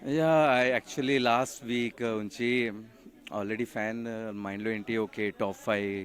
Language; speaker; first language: Telugu; non-native, learner; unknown